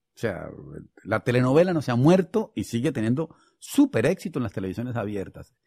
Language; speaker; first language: Spanish; native; Spanish